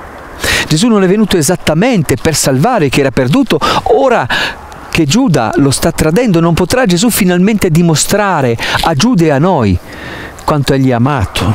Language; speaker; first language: Italian; native; Italian